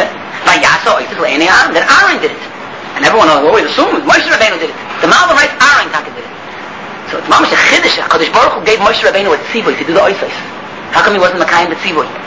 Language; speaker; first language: English; native; English